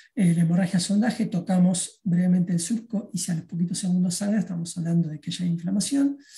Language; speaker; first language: Spanish; native; Spanish